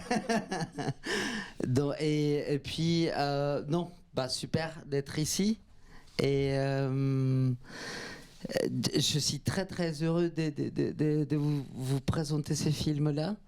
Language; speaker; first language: French; non-native, fluent; Spanish